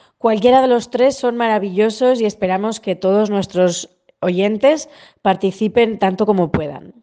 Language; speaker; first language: Spanish; native; Spanish